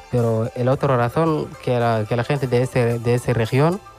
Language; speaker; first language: Spanish; non-native, learner; Arabic